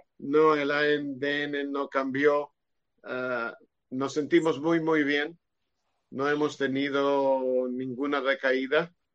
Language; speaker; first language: Spanish; non-native, fluent; Hebrew